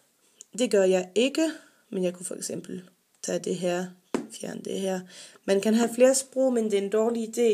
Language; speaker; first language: Danish; non-native, fluent; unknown